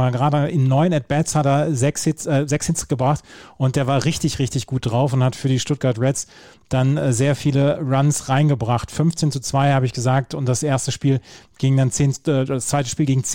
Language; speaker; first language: German; native; German